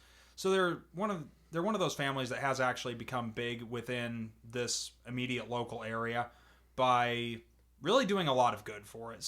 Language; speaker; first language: English; native; English